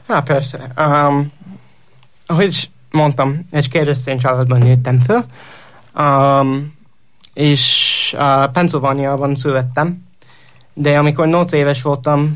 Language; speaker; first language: Hungarian; non-native, fluent; English